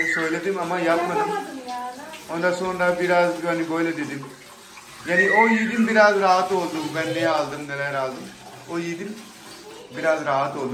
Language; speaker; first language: Turkish; non-native, learner; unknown